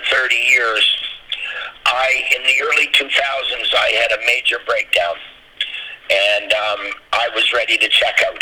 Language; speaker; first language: English; native; English